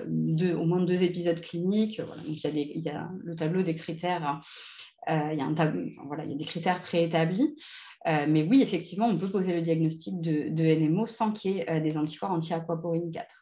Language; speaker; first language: French; native; French